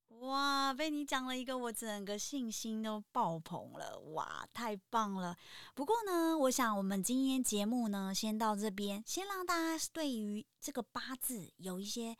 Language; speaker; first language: Chinese; native; Chinese